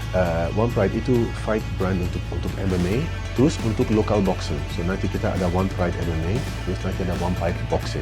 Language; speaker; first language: Indonesian; non-native, fluent; English